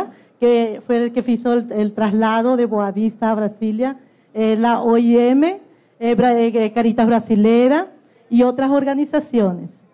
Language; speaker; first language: Portuguese; non-native, learner; Spanish